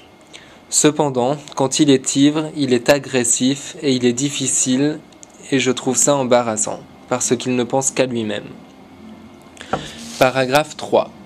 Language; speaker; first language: French; non-native, learner; English